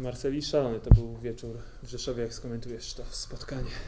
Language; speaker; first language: Polish; native; Polish